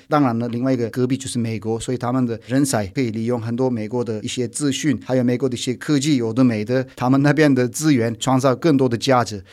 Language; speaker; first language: Chinese; non-native, fluent; Turkish